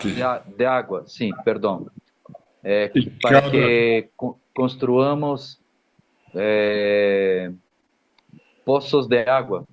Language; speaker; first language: Portuguese; non-native, learner; Spanish